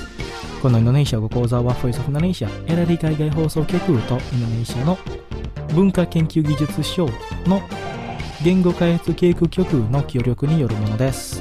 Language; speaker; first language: Japanese; non-native, fluent; Indonesian